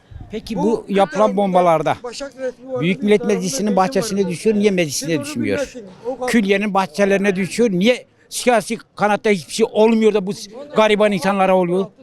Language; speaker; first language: Turkish; non-native, local second language; Kurdish